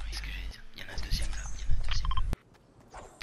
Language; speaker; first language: French; native; French